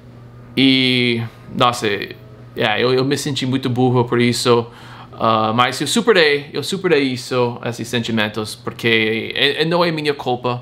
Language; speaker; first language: Portuguese; non-native, fluent; English